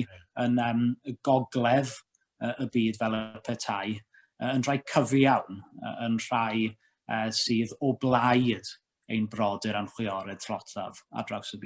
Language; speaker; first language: Welsh; native; Welsh